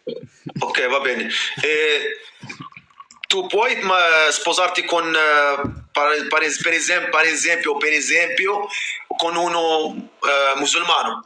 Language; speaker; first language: Italian; non-native, learner; Arabic